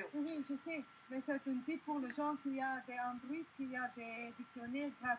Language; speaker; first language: French; non-native, fluent; Dutch